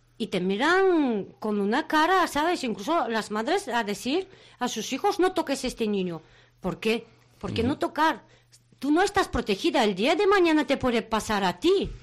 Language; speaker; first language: Spanish; non-native, fluent; Bulgarian